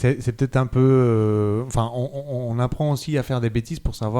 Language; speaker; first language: French; native; French